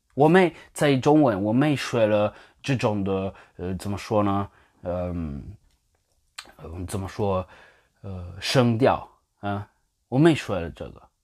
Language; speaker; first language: Chinese; non-native, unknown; French